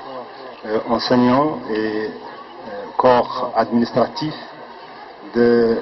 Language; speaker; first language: French; non-native, local second language; Arabic